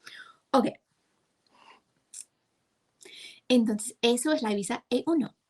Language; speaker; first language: Spanish; non-native, fluent; English